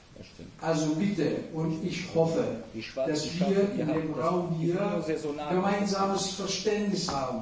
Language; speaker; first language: German; non-native, fluent; Indonesian